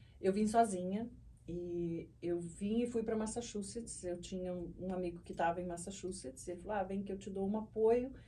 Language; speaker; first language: Portuguese; native; Portuguese